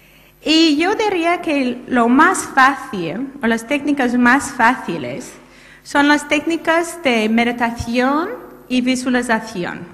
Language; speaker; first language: Spanish; non-native, fluent; English